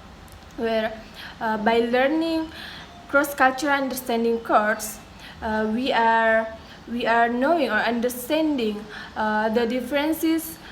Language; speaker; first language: English; non-native, learner; Indonesian